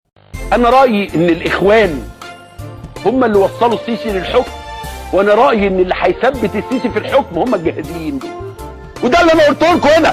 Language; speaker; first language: Arabic; native; Arabic